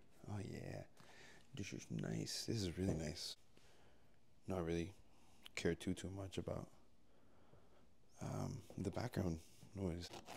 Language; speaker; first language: English; early bilingual, other home language; Spanish